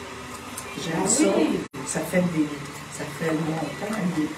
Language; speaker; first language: French; native; French